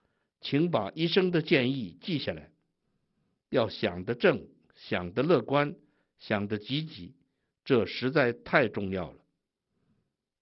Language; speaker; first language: Chinese; native; Chinese